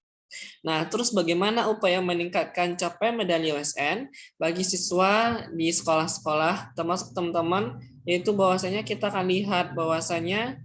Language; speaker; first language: Indonesian; non-native, local second language; Minangkabau